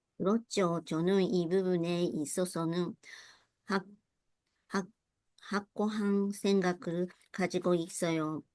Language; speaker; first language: Korean; non-native, learner; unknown